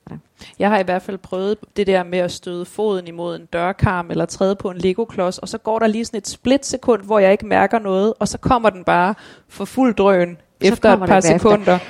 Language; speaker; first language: Danish; native; Danish